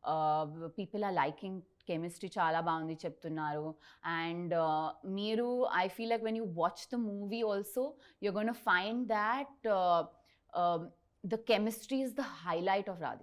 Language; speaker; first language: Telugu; non-native, learner; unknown